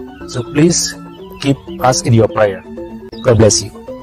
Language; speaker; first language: English; non-native, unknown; Balinese